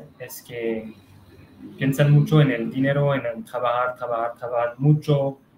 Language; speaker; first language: Spanish; non-native, fluent; French